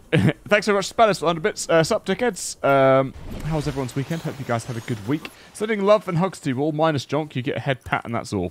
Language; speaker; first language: English; native; English